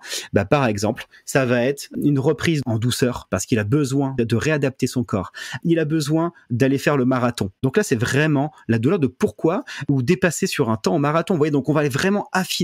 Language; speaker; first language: French; native; French